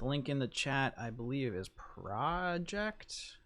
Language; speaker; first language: English; native; English